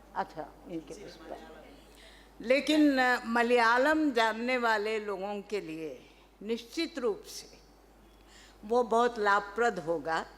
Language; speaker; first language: Hindi; non-native, local second language; Telugu